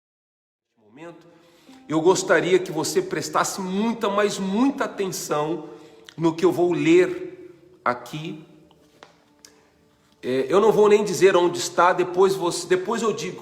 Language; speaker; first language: Portuguese; native; Portuguese